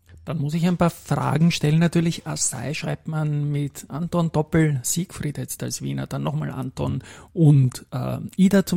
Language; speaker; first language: German; native; German